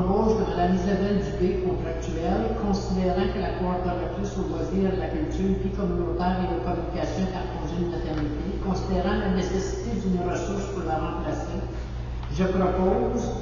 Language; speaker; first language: French; native; French